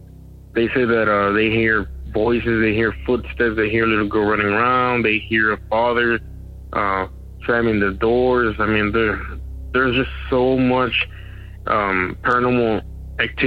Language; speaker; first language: English; native; English